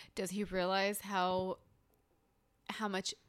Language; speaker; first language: English; early bilingual, other home language; Hindi